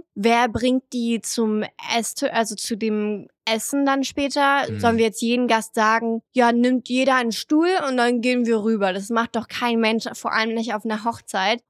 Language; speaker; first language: German; early bilingual, other home language; French